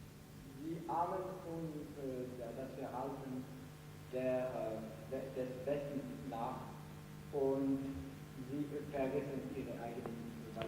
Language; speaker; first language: German; non-native, fluent; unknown